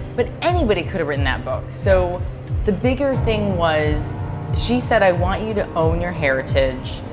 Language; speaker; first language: English; native; English